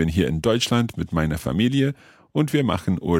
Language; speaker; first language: German; non-native, fluent; English